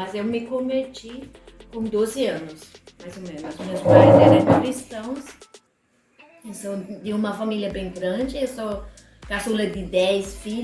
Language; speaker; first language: Portuguese; non-native, fluent; German